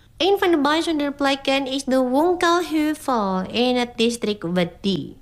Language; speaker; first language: Dutch; non-native, fluent; Indonesian